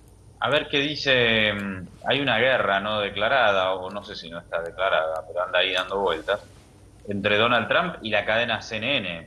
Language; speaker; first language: Spanish; native; Spanish